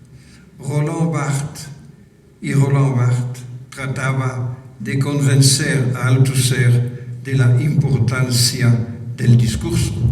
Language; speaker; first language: Spanish; non-native, fluent; French